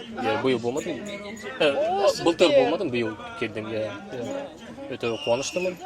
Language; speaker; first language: Kazakh; non-native, learner; Yakut